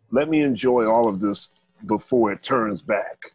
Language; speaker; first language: English; native; English